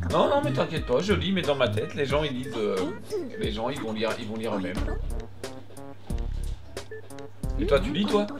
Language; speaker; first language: French; native; French